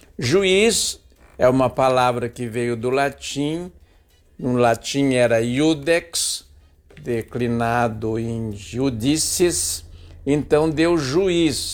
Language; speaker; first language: Portuguese; native; Portuguese